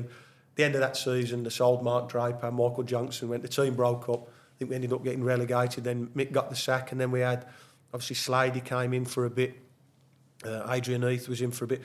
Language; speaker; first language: English; native; English